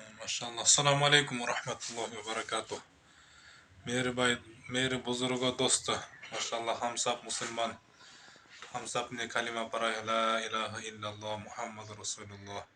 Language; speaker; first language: Urdu; non-native, learner; Kyrgyz